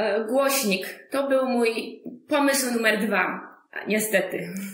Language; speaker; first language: Polish; native; Polish